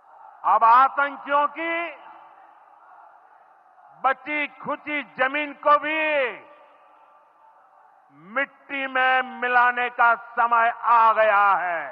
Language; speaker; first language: Hindi; non-native, local second language; Gujarati